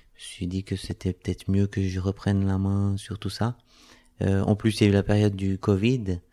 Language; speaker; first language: French; native; French